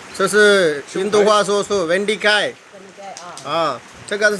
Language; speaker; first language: Chinese; non-native, local second language; Tamil